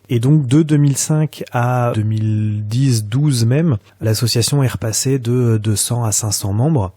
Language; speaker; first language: French; native; French